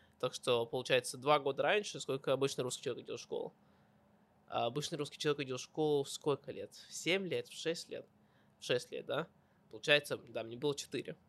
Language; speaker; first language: Russian; early bilingual, heritage; Russian